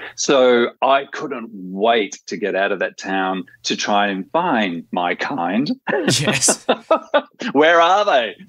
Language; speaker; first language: English; native; English